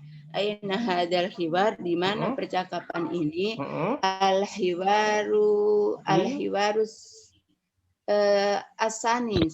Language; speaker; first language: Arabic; non-native, learner; Indonesian